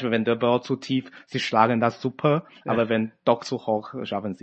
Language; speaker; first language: German; non-native, fluent; Chinese